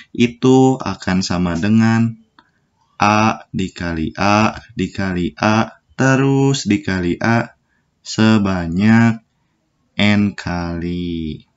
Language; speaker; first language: Indonesian; native; Indonesian